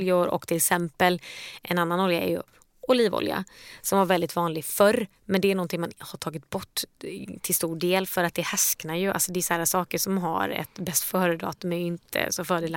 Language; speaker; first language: Swedish; native; Swedish